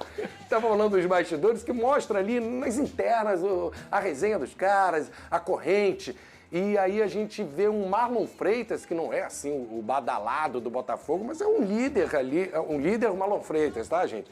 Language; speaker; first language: Portuguese; native; Portuguese